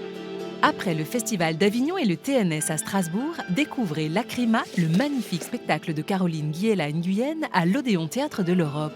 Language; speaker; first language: French; native; French